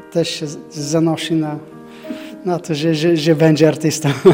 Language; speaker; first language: Polish; non-native, fluent; Bulgarian